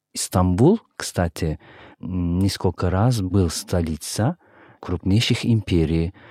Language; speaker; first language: Russian; non-native, fluent; Turkish